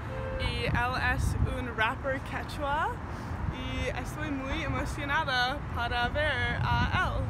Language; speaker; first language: Spanish; non-native, learner; English